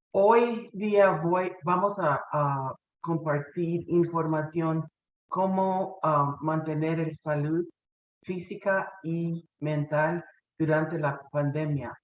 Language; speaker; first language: Spanish; non-native, fluent; English